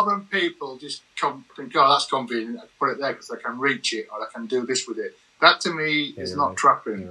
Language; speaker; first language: English; native; English